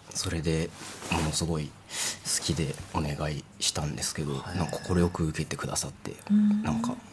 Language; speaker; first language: Japanese; native; Japanese